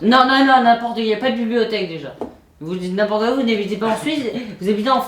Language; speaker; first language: French; native; French